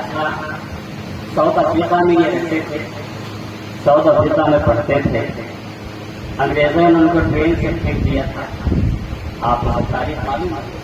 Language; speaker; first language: Urdu; native; Urdu